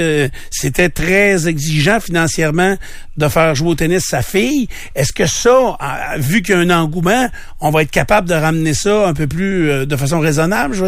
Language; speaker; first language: French; native; French